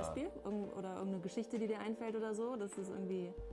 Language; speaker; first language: German; native; German